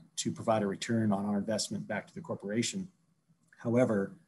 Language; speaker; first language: English; native; English